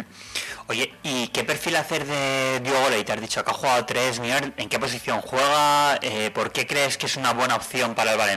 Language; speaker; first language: Spanish; native; Spanish